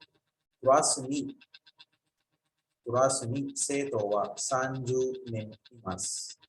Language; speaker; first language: Japanese; non-native, fluent; Urdu